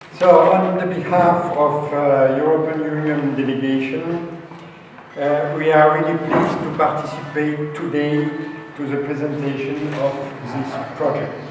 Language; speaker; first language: English; non-native, fluent; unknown